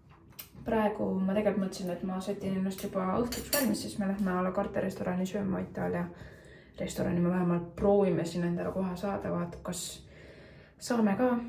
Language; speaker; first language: Estonian; native; Estonian